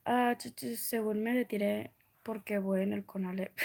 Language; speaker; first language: Spanish; early bilingual, other home language; English